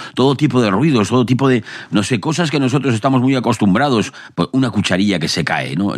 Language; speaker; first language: Spanish; native; Spanish